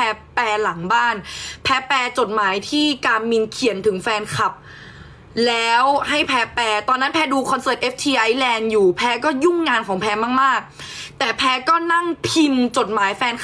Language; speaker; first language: Thai; native; Thai